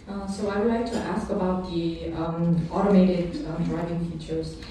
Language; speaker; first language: English; non-native, fluent; Korean